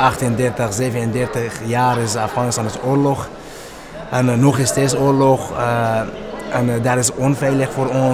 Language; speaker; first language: Dutch; non-native, learner; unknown